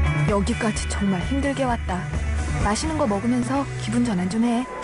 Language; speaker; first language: Korean; native; Korean